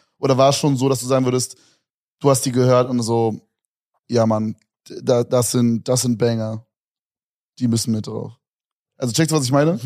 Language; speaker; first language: German; native; German